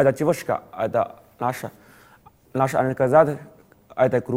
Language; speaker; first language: Russian; non-native, learner; Chinese